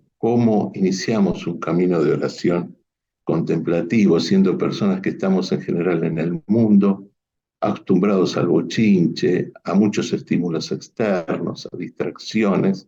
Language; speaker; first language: Spanish; native; Spanish